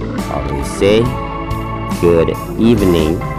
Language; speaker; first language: English; non-native, learner; Indonesian